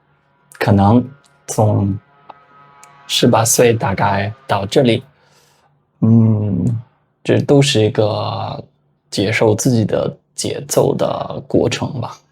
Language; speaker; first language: Chinese; non-native, fluent; Spanish